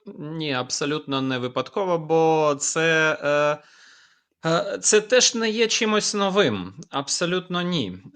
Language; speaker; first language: Ukrainian; native; Ukrainian